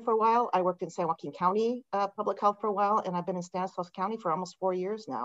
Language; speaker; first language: English; native; English